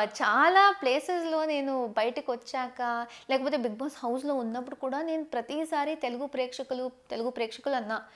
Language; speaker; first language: Telugu; non-native, local second language; Tamil